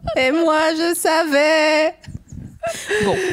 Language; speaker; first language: French; native; French